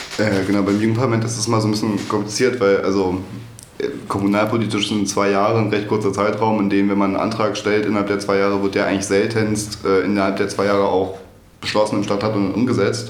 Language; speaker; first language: German; native; German